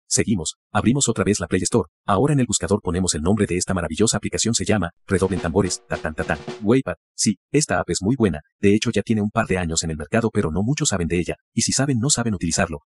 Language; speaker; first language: Spanish; native; Spanish